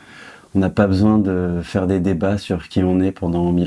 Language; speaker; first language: French; native; French